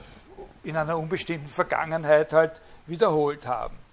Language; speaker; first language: German; native; German